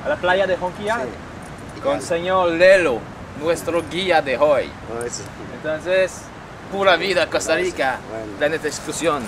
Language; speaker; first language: Spanish; non-native, fluent; French